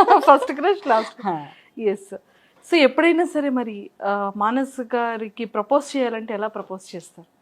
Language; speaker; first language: Telugu; native; Telugu